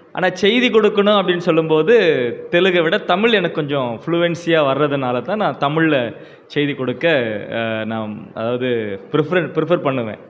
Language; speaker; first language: Tamil; non-native, local second language; Telugu